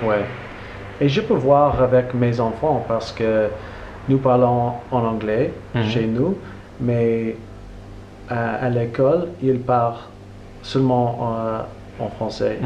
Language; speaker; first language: French; non-native, learner; English